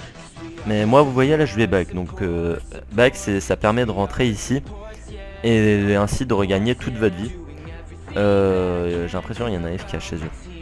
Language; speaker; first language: French; native; French